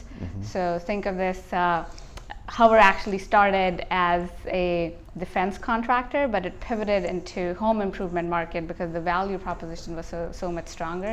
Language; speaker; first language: English; non-native, local second language; Hindi